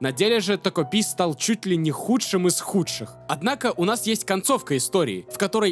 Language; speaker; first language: Russian; native; Russian